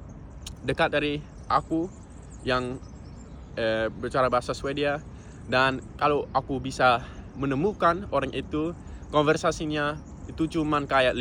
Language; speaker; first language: Indonesian; non-native, fluent; English